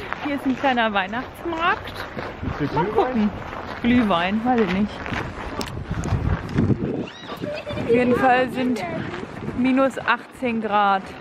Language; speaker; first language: German; native; German